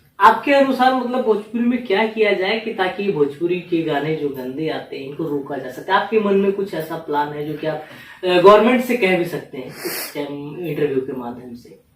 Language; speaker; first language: Hindi; native; Hindi